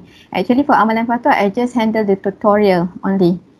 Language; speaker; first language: English; non-native, local second language; Malay